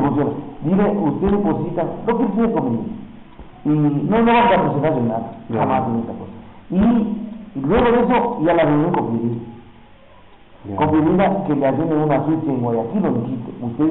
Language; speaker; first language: Spanish; native; Spanish